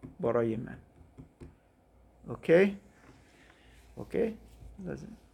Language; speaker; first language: Persian; non-native, learner; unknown